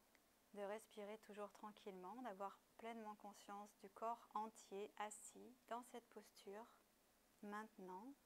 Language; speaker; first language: French; native; French